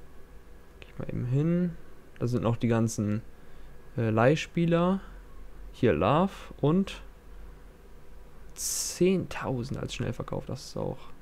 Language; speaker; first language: German; native; German